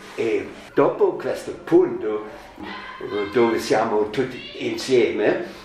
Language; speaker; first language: Italian; non-native, learner; German